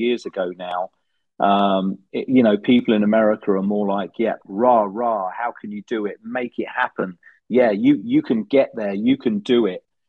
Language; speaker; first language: English; native; English